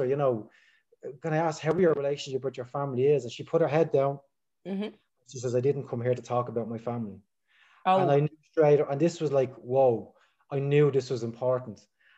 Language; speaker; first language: English; native; English